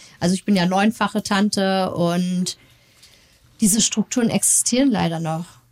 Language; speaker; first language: German; early bilingual, other home language; Turkish